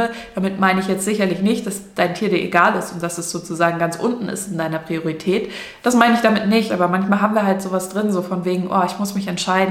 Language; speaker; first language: German; native; German